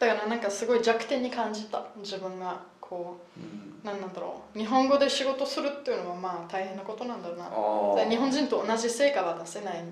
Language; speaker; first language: Japanese; non-native, fluent; German